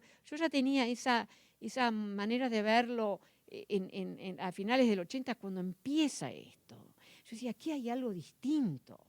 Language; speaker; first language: Spanish; non-native, fluent; Dutch